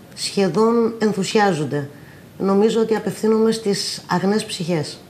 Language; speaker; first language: Greek; native; Greek